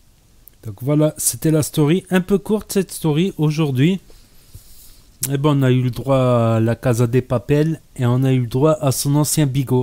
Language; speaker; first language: French; early bilingual, other home language; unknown